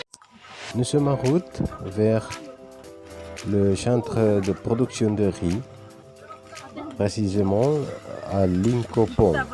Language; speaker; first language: French; non-native, fluent; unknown